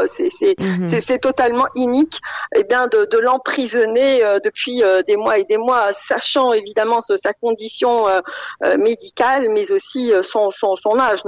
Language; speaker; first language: French; non-native, local second language; Arabic